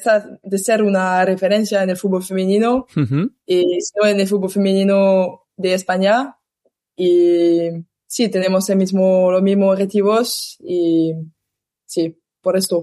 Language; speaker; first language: Spanish; non-native, learner; French